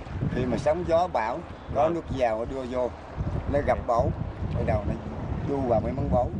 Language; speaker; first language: Vietnamese; native; Vietnamese